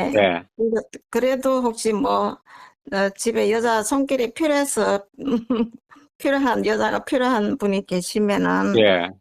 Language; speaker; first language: Korean; native; Korean